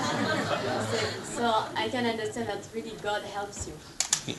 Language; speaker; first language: English; non-native, fluent; French